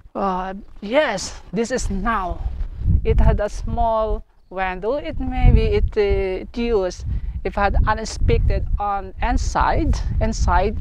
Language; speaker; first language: English; non-native, learner; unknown